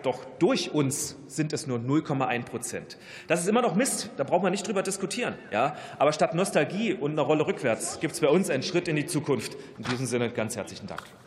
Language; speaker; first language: German; native; German